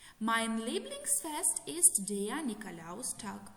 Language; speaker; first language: German; non-native, fluent; Ukrainian